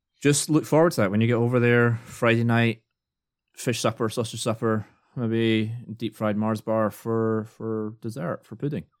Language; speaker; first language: English; native; English